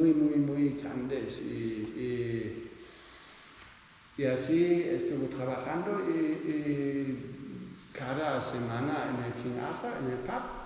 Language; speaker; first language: Spanish; non-native, learner; Dutch